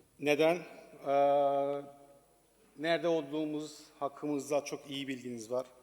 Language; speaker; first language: Turkish; non-native, learner; Persian